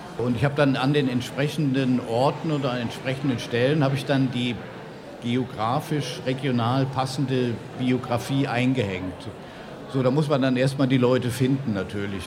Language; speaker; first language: German; native; German